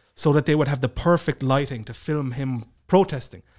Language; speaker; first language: English; native; English